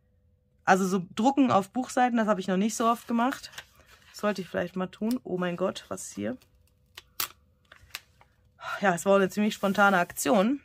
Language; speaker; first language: German; native; German